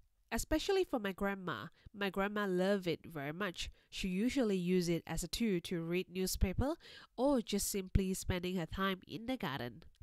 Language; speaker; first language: English; non-native, fluent; Chinese